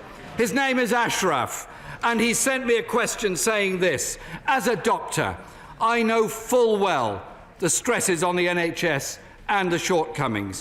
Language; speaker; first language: English; native; English